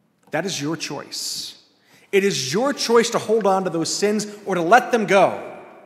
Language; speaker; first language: English; native; English